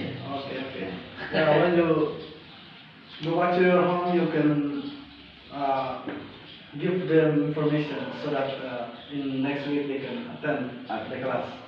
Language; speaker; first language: English; non-native, learner; Indonesian